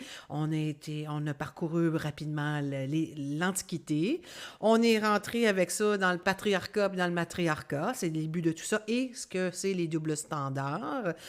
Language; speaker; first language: French; native; French